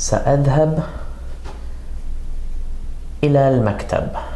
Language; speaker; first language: Arabic; non-native, fluent; English